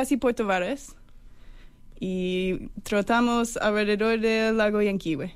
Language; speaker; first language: Spanish; non-native, fluent; English